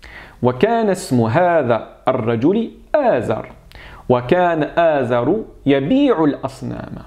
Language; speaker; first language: Arabic; non-native, fluent; French